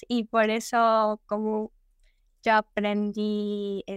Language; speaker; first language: Spanish; non-native, learner; Japanese